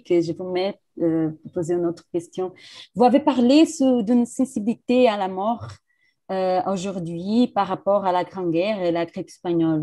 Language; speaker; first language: French; non-native, fluent; Portuguese